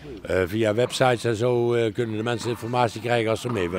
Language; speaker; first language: Dutch; native; Dutch